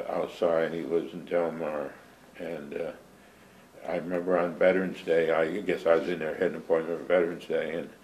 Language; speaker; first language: English; native; English